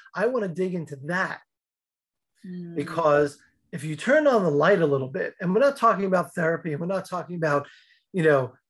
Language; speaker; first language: English; native; English